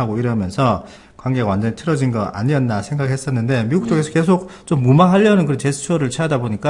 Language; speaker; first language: Korean; native; Korean